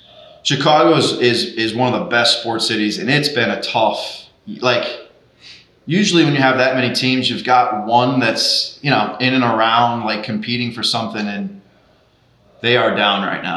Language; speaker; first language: English; native; English